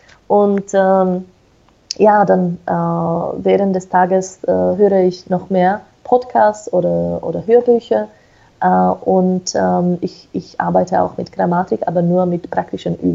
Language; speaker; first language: German; non-native, fluent; Slovak